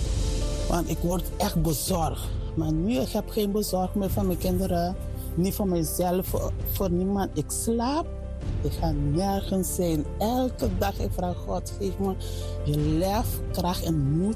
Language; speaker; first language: Dutch; non-native, learner; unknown